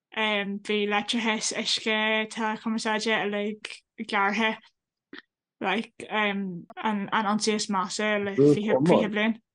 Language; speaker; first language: Irish; non-native, local second language; English